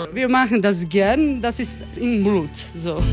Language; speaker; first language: German; non-native, learner; Croatian